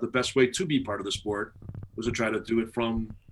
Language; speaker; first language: English; native; English